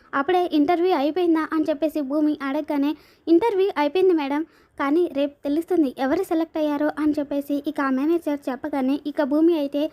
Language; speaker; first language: Telugu; native; Telugu